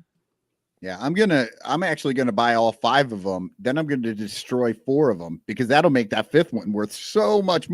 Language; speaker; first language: English; native; English